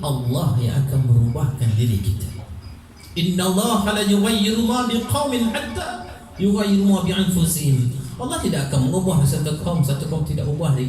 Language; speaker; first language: Malay; native; Malay